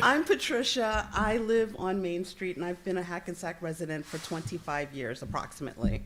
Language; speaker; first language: English; native; English